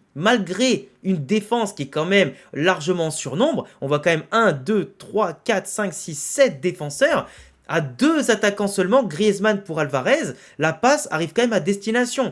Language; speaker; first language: French; native; French